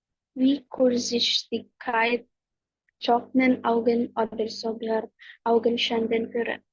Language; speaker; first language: German; non-native, learner; Indonesian